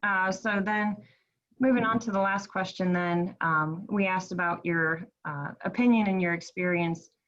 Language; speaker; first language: English; native; English